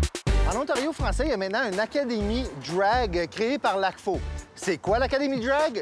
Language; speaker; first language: French; native; French